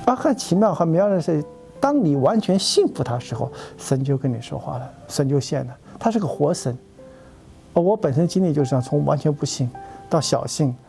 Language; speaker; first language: Chinese; native; Chinese